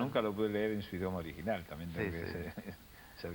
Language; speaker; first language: Spanish; native; Spanish